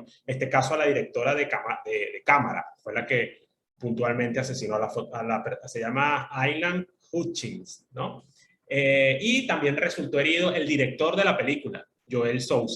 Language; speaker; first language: Spanish; native; Spanish